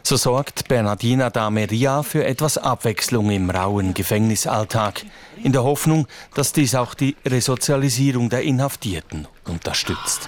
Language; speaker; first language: German; native; German